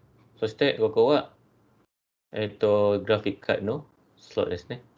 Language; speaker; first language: Japanese; non-native, fluent; Malay